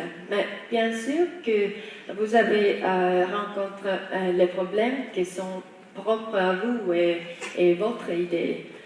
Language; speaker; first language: French; non-native, fluent; Estonian